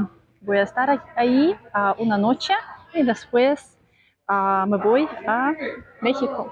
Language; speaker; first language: Spanish; non-native, fluent; Russian